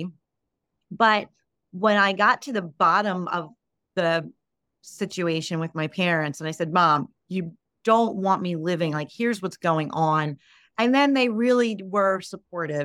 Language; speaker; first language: English; native; English